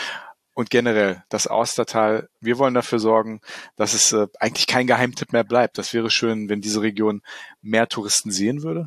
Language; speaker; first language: German; native; German